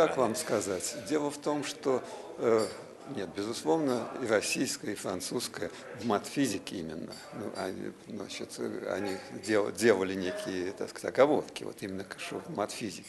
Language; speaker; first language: Russian; native; Russian